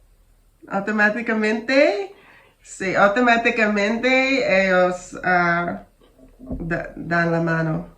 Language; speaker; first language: Spanish; non-native, learner; English